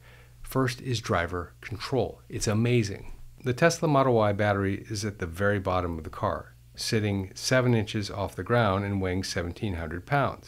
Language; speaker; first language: English; native; English